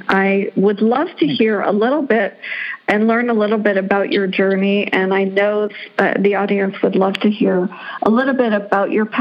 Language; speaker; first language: English; native; English